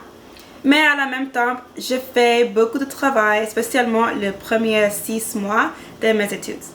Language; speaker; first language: French; non-native, learner; English